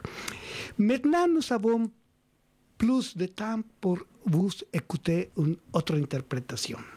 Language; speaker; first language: French; non-native, learner; Spanish